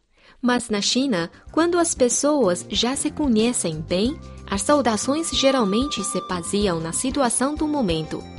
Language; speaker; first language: Portuguese; non-native, fluent; Chinese